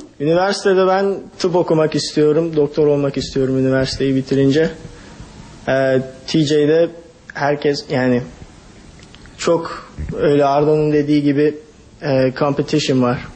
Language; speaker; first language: Turkish; early bilingual, heritage; Turkish